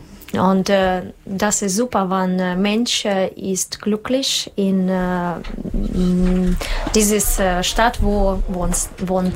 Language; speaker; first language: German; non-native, learner; Russian